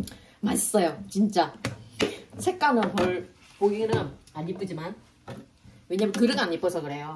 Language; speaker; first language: Korean; non-native, fluent; Vietnamese